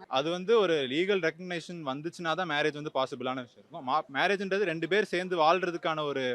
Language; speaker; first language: Tamil; native; Tamil